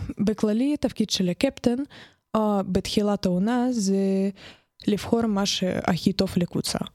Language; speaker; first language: Hebrew; non-native, fluent; Russian